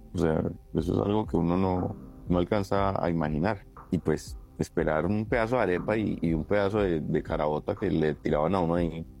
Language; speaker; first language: Spanish; native; Spanish